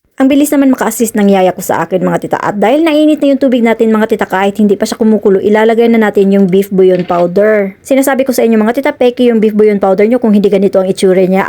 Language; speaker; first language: Filipino; non-native, local second language; Cebuano